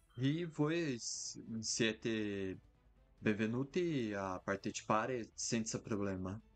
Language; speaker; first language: Italian; non-native, learner; Portuguese